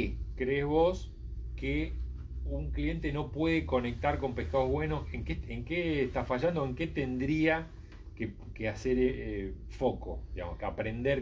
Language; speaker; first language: Spanish; native; Spanish